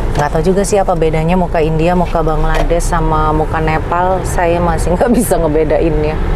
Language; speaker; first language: Indonesian; native; Indonesian